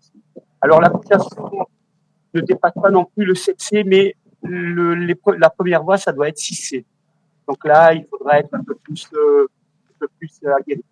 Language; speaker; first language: French; native; French